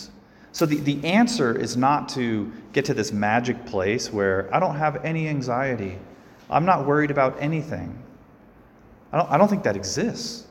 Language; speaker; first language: English; native; English